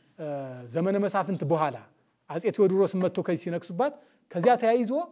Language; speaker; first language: Amharic; native; Amharic